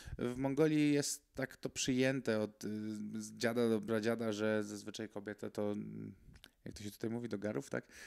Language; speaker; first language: Polish; early bilingual, other home language; Mongolian